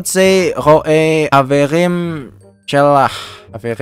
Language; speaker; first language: Hebrew; non-native, learner; Indonesian